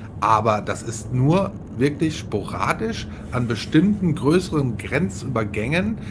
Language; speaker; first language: German; native; German